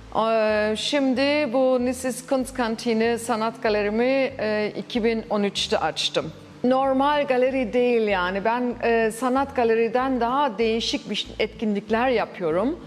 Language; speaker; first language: Turkish; early bilingual, heritage; Turkish